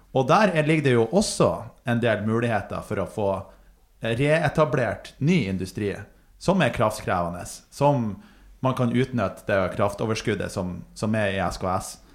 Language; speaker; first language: Norwegian; native; Norwegian